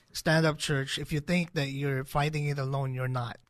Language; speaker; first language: English; non-native, local second language; Filipino